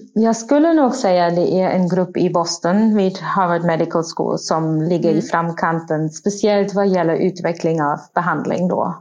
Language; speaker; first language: Swedish; non-native, fluent; German